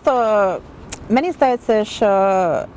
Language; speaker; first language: Ukrainian; non-native, learner; English